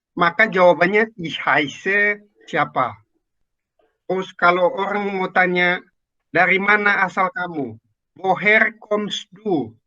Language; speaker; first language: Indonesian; native; Indonesian